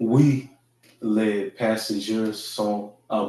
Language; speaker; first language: French; non-native, learner; English